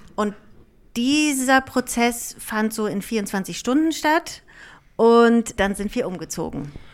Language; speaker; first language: German; early bilingual, other home language; Greek